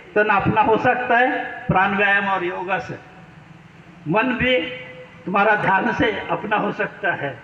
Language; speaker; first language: Hindi; non-native, local second language; Marathi